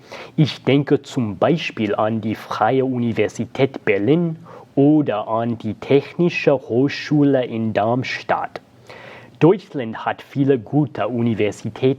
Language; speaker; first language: German; non-native, fluent; English